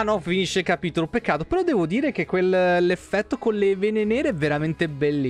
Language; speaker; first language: Italian; native; Italian